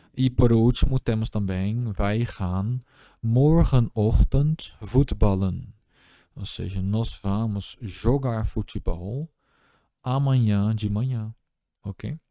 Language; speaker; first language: Portuguese; non-native, fluent; Dutch